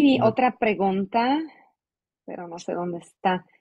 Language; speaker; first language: Spanish; non-native, fluent; Slovak